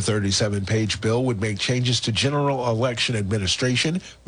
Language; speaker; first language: English; native; English